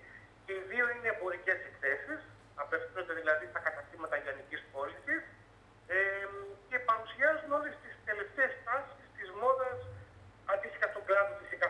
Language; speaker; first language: Greek; native; Greek